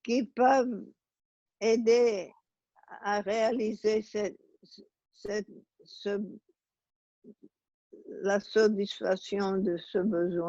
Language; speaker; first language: French; non-native, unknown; Italian